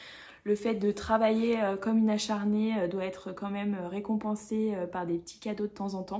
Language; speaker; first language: French; native; French